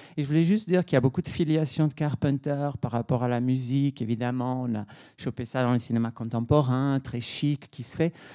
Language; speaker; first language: French; non-native, fluent; Portuguese